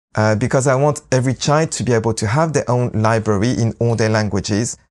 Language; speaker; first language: English; non-native, fluent; French